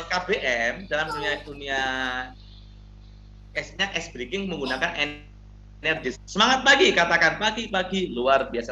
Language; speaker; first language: Indonesian; non-native, local second language; Javanese